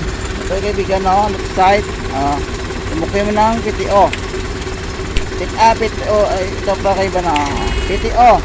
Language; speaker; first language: Filipino; non-native, local second language; Cebuano